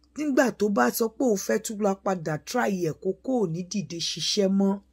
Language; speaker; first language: Yoruba; non-native, local second language; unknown